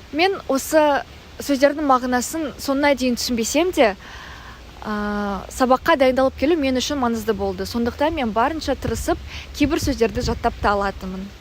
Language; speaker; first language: Kazakh; native; Kazakh